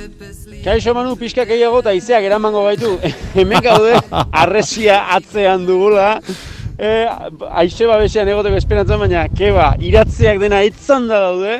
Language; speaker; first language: Basque; native; Basque